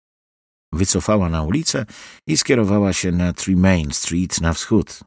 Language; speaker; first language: Polish; native; Polish